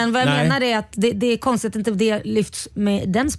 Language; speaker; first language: Swedish; native; Swedish